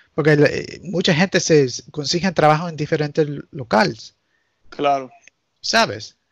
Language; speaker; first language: Spanish; early bilingual, heritage; Spanish